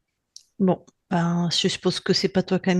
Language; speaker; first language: French; native; French